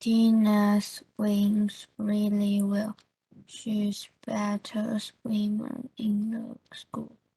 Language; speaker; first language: English; non-native, learner; Chinese